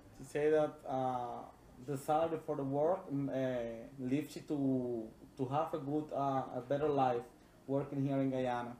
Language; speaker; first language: English; non-native, learner; Spanish